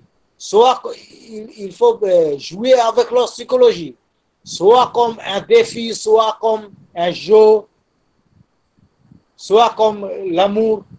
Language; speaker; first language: French; non-native, fluent; Bangla